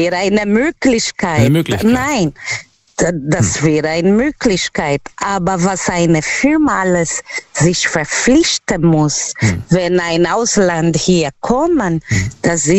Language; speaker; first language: German; non-native, learner; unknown